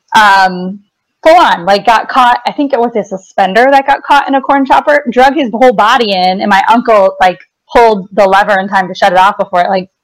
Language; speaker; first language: English; native; English